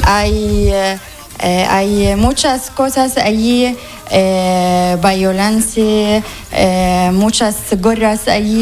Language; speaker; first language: Spanish; non-native, learner; Arabic